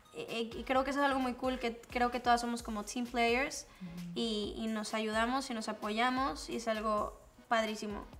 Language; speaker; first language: Spanish; native; Spanish